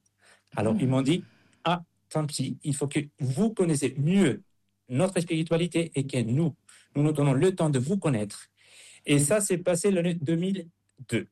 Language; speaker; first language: French; non-native, fluent; Spanish